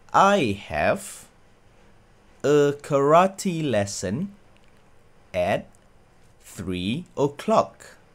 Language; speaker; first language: English; non-native, local second language; Malay